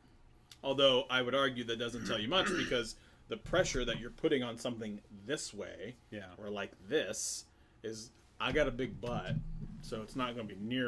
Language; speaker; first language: English; native; English